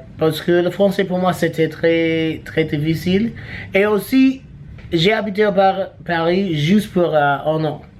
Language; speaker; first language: French; non-native, learner; English